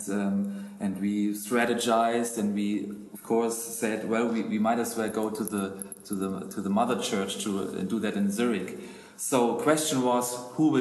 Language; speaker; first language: English; non-native, fluent; German